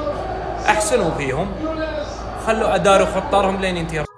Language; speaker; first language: Arabic; native; Arabic